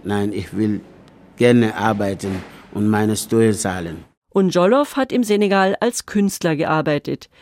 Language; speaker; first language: German; non-native, learner; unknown